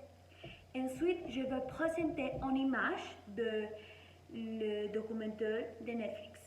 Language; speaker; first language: French; non-native, learner; Spanish